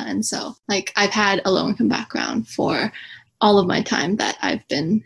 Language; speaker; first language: English; early bilingual, other home language; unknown